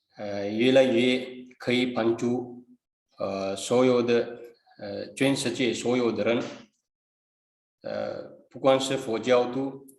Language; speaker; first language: Chinese; non-native, fluent; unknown